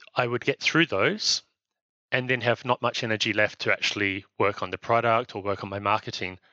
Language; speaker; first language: English; native; English